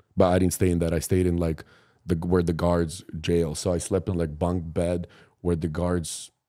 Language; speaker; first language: English; non-native, fluent; Ukrainian